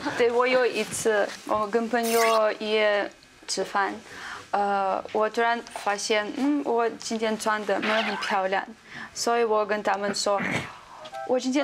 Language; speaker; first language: Chinese; non-native, fluent; Russian